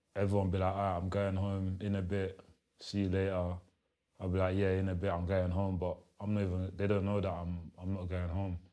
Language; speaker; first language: English; early bilingual, other home language; Lingala